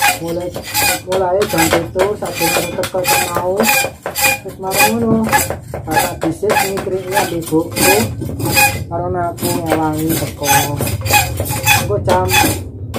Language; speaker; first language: Indonesian; non-native, local second language; Javanese